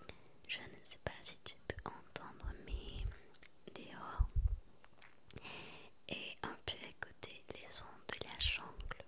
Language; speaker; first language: French; non-native, learner; Spanish